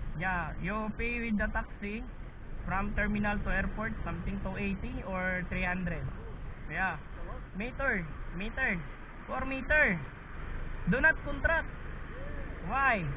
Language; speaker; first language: English; non-native, learner; Arabic